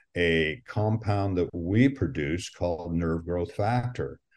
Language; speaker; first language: English; native; English